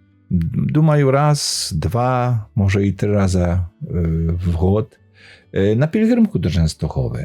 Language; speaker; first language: Polish; non-native, learner; Belarusian